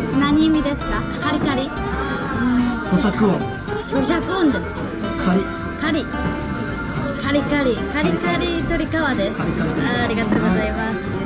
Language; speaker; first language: Japanese; non-native, learner; Korean